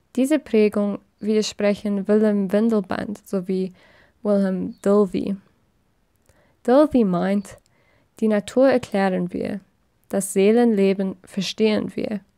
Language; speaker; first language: German; non-native, fluent; English